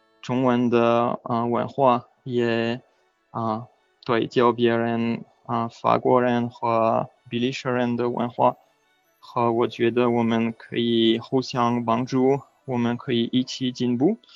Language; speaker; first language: Chinese; non-native, learner; French